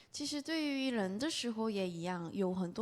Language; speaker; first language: Chinese; non-native, fluent; Korean